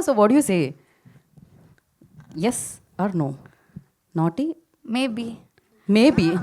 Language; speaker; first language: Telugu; native; Telugu